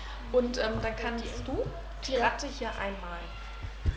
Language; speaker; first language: German; native; German